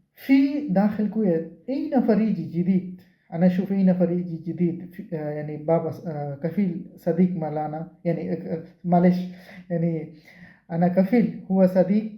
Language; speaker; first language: Arabic; non-native, learner; Bangla